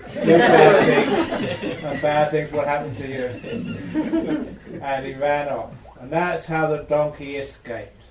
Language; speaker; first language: English; native; English